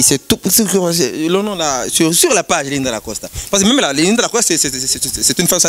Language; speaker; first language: French; non-native, local second language; Rundi